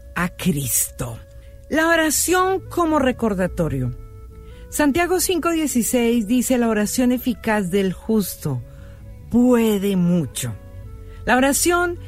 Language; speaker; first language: Spanish; native; Spanish